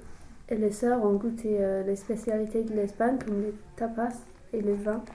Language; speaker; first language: French; non-native, learner; English